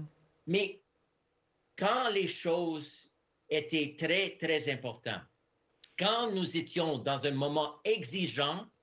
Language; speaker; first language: French; non-native, fluent; English